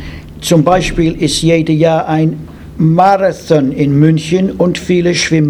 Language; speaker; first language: German; non-native, learner; English